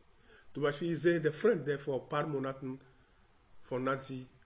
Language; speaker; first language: German; non-native, learner; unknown